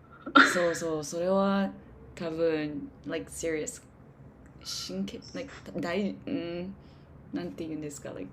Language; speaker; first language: Japanese; non-native, learner; English